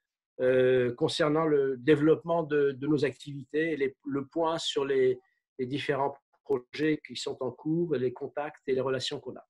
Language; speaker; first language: French; native; French